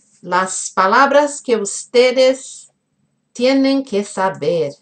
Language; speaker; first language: Spanish; non-native, fluent; Portuguese